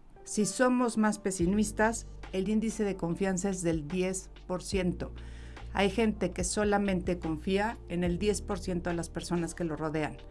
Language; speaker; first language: Spanish; native; Spanish